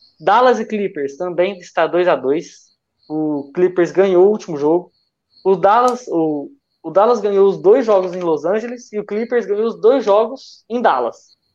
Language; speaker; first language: Portuguese; native; Portuguese